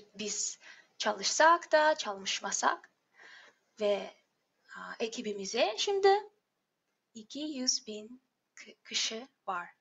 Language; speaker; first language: Turkish; non-native, learner; Russian